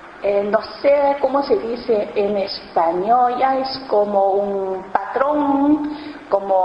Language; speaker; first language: Spanish; non-native, learner; Chinese